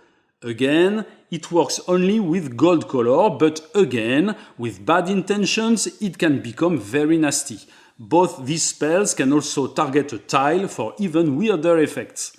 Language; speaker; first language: English; non-native, fluent; French